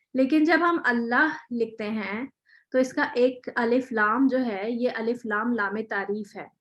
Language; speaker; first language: Urdu; native; Urdu